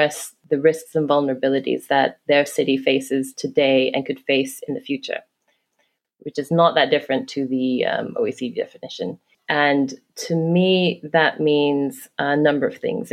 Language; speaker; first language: English; non-native, local second language; Cantonese